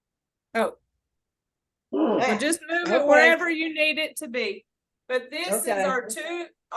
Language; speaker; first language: English; native; English